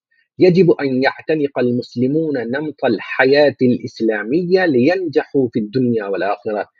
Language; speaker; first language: Arabic; non-native, fluent; Urdu